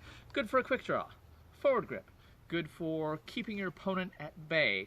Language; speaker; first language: English; native; English